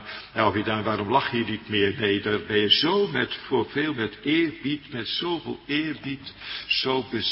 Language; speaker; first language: Dutch; native; Dutch